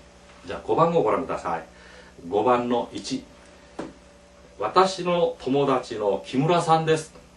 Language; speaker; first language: Japanese; non-native, fluent; Korean